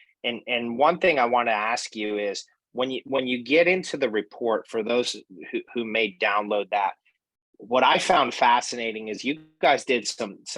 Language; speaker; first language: English; native; English